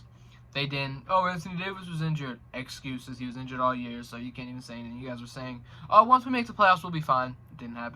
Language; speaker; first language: English; native; English